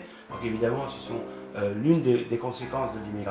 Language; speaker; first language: French; native; French